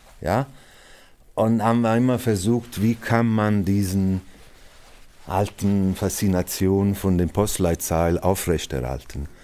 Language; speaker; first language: German; non-native, fluent; Italian